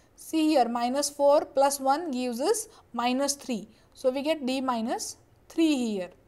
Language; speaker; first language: English; non-native, local second language; Marathi